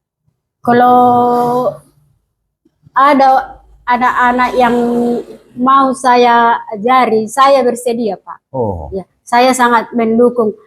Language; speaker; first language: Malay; non-native, local second language; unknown